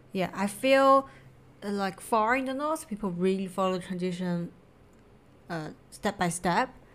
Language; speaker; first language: English; non-native, fluent; Chinese